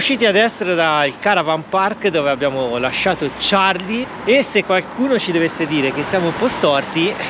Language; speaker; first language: Italian; native; Italian